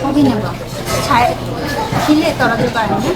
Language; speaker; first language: Korean; non-native, learner; Bangla